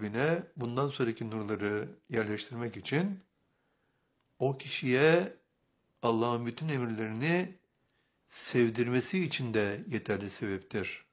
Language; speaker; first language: Turkish; native; Turkish